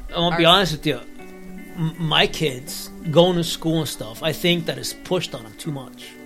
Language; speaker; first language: English; early bilingual, other home language; Spanish